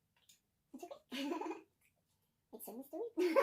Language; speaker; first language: English; non-native, learner; French